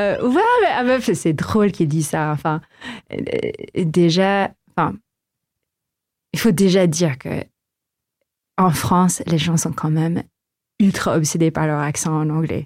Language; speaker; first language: French; non-native, fluent; Filipino